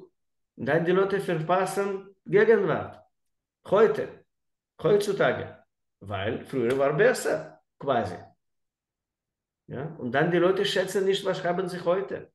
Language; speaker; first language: German; non-native, learner; Russian